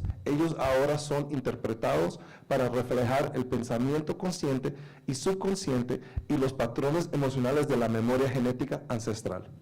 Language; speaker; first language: Spanish; native; Spanish